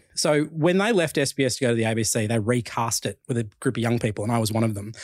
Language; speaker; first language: English; early bilingual, other home language; Chinese